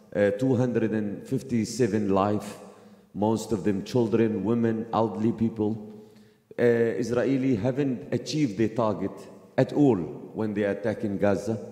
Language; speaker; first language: English; non-native, fluent; Arabic